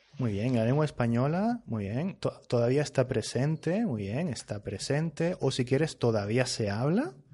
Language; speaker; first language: Spanish; native; Spanish